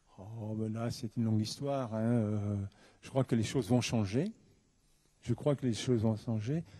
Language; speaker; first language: French; native; French